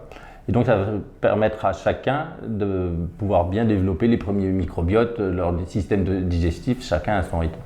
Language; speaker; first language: French; native; French